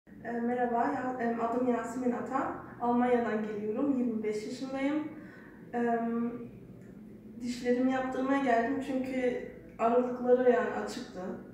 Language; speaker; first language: Turkish; early bilingual, heritage; Turkish